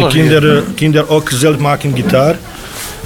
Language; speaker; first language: Dutch; non-native, learner; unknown